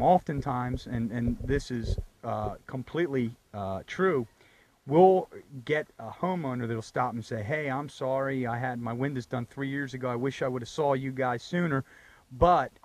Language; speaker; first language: English; native; English